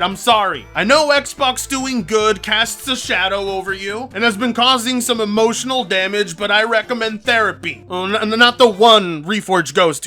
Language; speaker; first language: English; native; English